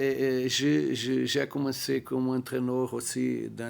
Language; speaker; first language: French; non-native, learner; Portuguese